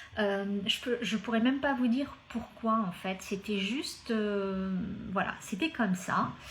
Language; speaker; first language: French; native; French